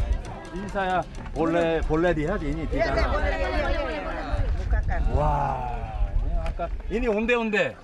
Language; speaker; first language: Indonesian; non-native, learner; Korean